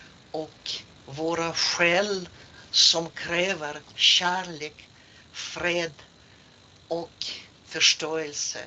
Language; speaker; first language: Swedish; non-native, fluent; Russian